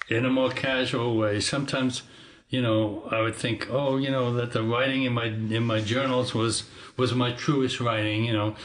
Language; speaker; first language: English; native; English